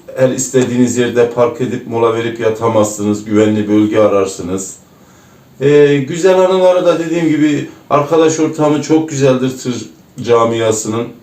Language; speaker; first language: Turkish; native; Turkish